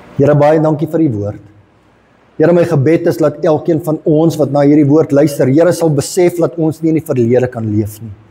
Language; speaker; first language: Afrikaans; non-native, local second language; English